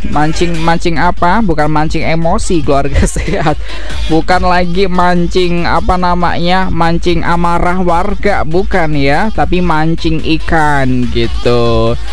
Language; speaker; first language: Indonesian; native; Indonesian